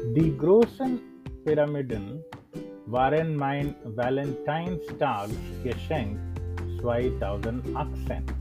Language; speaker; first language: German; non-native, learner; English